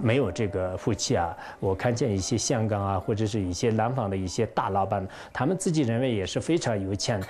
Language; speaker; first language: Chinese; non-native, local second language; Tibetan